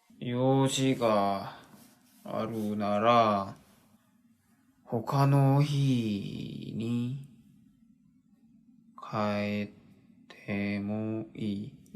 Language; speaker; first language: Japanese; non-native, learner; Korean